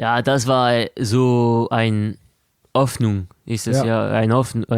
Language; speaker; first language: German; non-native, local second language; French